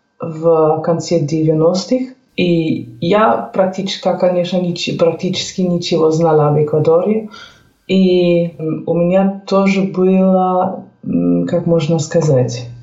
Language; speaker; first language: Russian; non-native, fluent; German